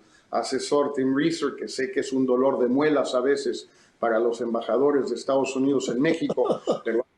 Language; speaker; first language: Spanish; native; Spanish